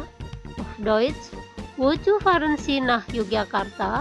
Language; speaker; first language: German; non-native, fluent; Indonesian